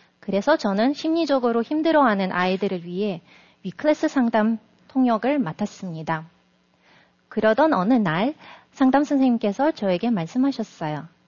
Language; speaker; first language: Korean; non-native, fluent; Russian